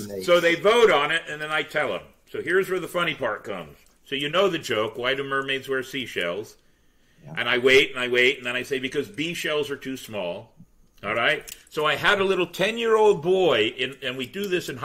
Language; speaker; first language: English; native; English